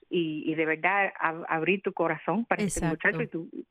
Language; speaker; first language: Spanish; early bilingual, other home language; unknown